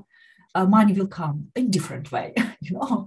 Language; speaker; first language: English; non-native, learner; Ukrainian